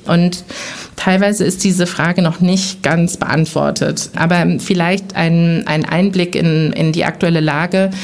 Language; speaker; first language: German; early bilingual, other home language; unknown